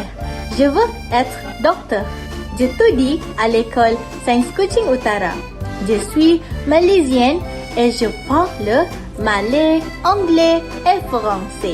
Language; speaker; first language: French; non-native, learner; Malay